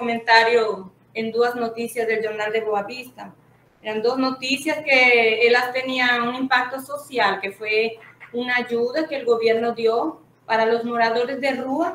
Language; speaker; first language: Portuguese; non-native, fluent; Spanish